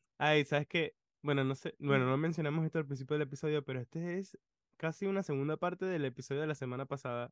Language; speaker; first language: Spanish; early bilingual, other home language; English